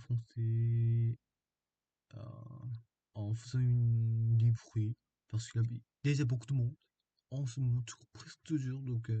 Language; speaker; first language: French; non-native, learner; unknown